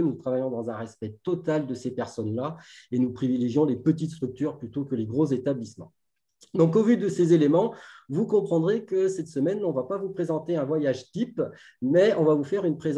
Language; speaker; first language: French; native; French